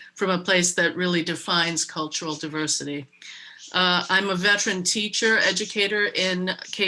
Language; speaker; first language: English; native; English